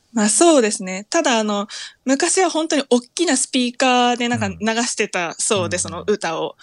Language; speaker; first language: Japanese; native; Japanese